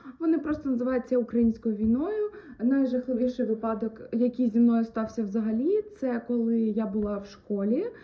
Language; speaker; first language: Ukrainian; native; Ukrainian